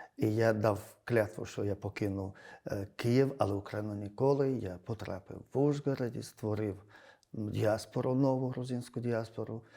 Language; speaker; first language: Ukrainian; non-native, fluent; Georgian